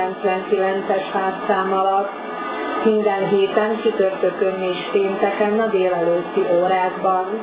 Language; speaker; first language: Hungarian; non-native, local second language; Slovak